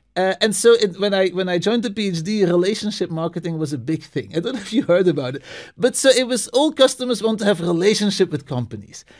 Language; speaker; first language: English; non-native, fluent; Dutch